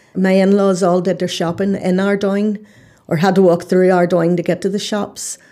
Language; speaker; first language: English; native; English